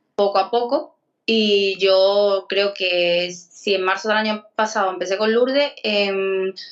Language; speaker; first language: Spanish; native; Spanish